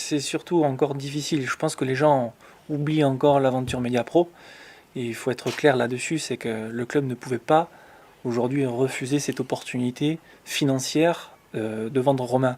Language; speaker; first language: French; native; French